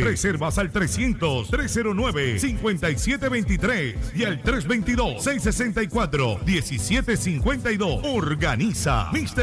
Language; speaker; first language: Spanish; native; Spanish